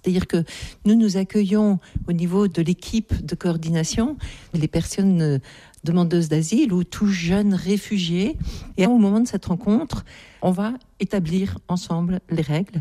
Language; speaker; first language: French; native; French